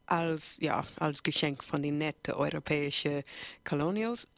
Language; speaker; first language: German; non-native, learner; English